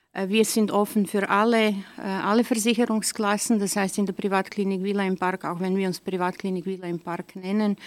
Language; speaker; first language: German; native; German